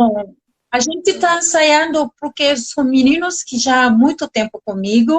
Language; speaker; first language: Portuguese; non-native, learner; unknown